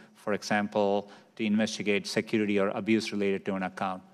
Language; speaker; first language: English; non-native, local second language; Tamil